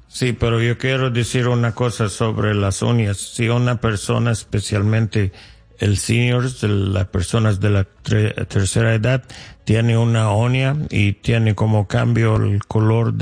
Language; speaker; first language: Spanish; non-native, learner; English